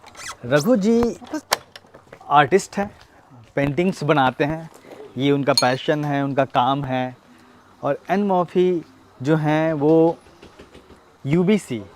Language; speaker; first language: Hindi; native; Hindi